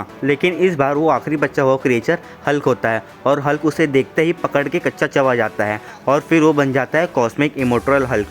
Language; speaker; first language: Hindi; native; Hindi